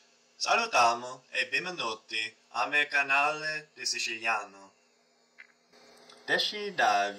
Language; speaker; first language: Italian; non-native, learner; English